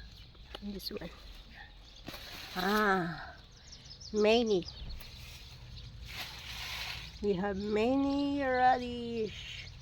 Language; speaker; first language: English; non-native, learner; Filipino